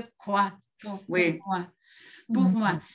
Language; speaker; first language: French; non-native, fluent; Spanish